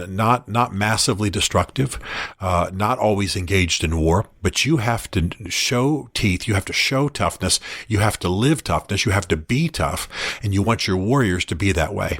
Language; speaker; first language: English; native; English